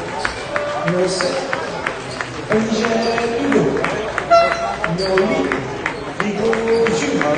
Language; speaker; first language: French; native; French